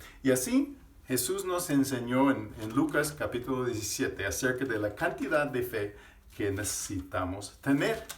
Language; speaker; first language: Spanish; non-native, fluent; English